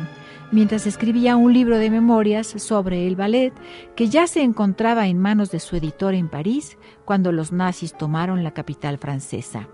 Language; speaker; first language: Spanish; native; Spanish